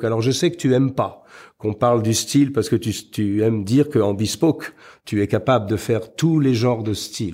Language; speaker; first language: French; native; French